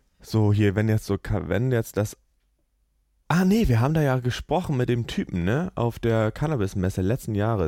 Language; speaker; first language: German; native; German